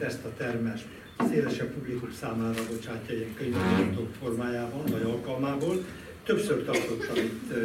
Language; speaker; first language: Hungarian; native; Hungarian